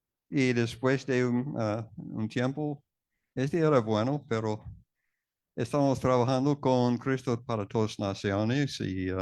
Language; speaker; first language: Spanish; non-native, fluent; English